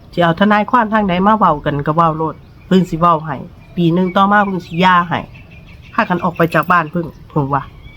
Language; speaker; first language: Thai; native; Thai